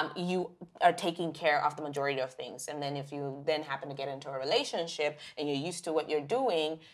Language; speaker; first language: English; non-native, local second language; Shona